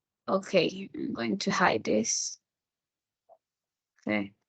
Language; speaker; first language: English; non-native, fluent; Spanish